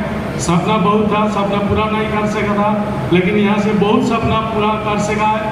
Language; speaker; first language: Hindi; non-native, local second language; Bangla